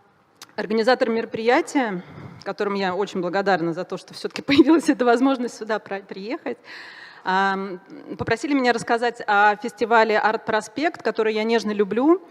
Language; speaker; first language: Russian; native; Russian